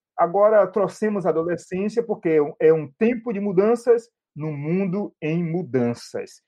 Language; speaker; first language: Portuguese; native; Portuguese